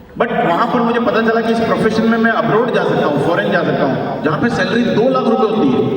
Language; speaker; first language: Hindi; native; Hindi